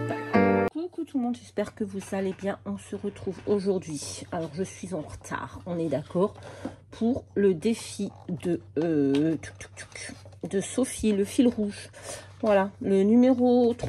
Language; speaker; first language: French; native; French